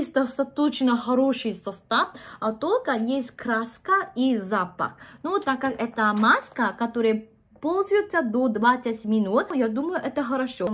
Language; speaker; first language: Russian; non-native, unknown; Korean